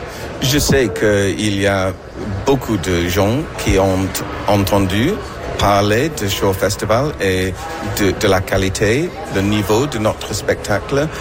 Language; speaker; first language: French; non-native, fluent; English